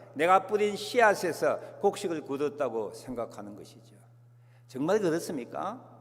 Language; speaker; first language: Korean; native; Korean